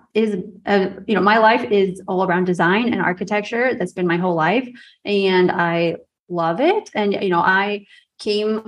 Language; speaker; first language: English; native; English